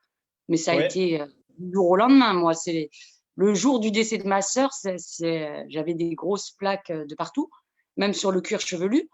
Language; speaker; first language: French; native; French